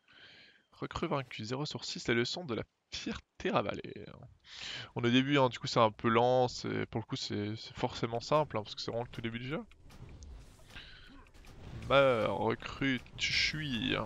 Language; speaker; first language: French; native; French